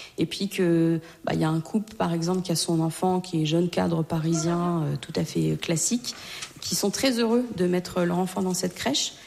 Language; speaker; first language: French; native; French